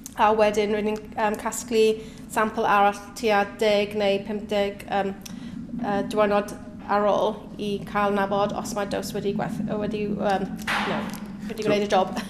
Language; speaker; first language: Welsh; non-native, learner; English